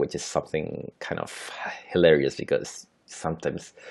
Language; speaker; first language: English; non-native, fluent; Spanish